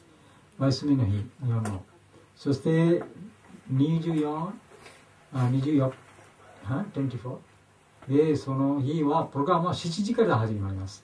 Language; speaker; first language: Japanese; non-native, learner; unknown